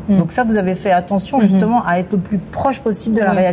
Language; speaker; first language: French; native; French